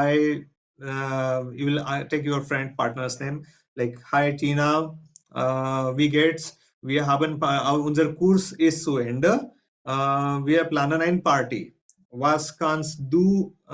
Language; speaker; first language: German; non-native, fluent; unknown